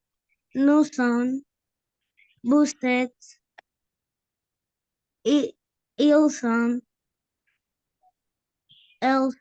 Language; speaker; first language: French; non-native, learner; Spanish